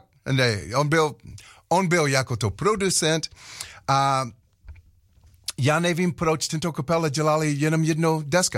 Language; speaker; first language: Czech; non-native, learner; English